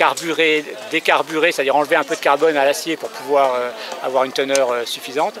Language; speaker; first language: French; native; French